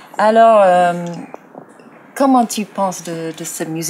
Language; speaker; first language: French; non-native, fluent; English